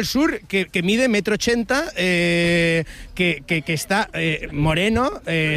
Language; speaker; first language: Spanish; native; Spanish